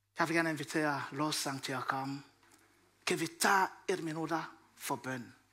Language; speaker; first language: Danish; non-native, fluent; Lingala